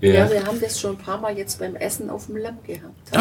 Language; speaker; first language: German; native; German